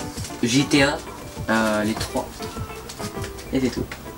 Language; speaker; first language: French; native; French